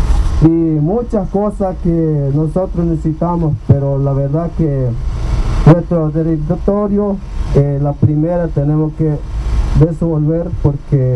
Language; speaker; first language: Spanish; non-native, local second language; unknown